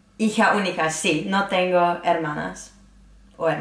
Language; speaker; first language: Spanish; non-native, learner; English